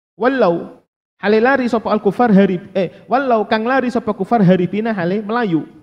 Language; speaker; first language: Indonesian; non-native, local second language; Javanese